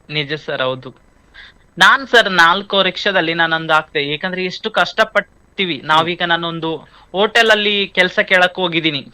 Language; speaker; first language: Kannada; native; Kannada